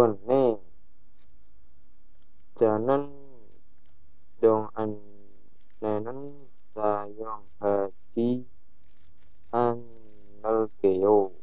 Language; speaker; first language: Korean; non-native, learner; Indonesian